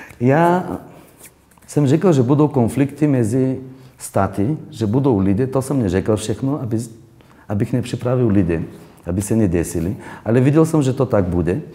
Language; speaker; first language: Czech; non-native, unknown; Bulgarian